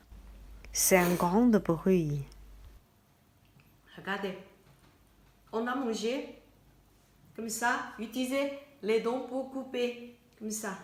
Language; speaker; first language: French; non-native, learner; Chinese